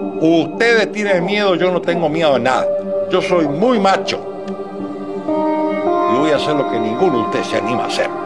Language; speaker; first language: Spanish; native; Spanish